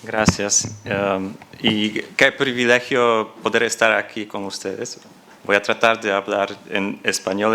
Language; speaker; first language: Spanish; non-native, fluent; Polish